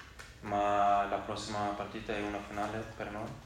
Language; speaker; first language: Italian; non-native, learner; English